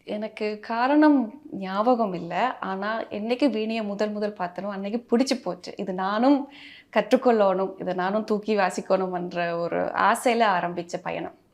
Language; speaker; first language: Tamil; early bilingual, heritage; Tamil